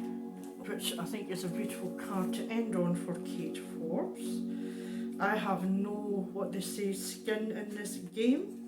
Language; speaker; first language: English; native; English